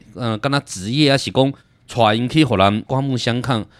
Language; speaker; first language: Min Nan Chinese; non-native, local second language; Chinese